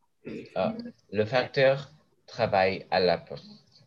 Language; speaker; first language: French; non-native, learner; Spanish